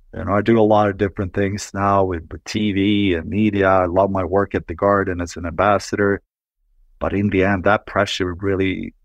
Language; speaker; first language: English; non-native, fluent; Swedish